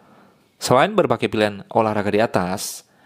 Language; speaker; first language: Indonesian; native; Indonesian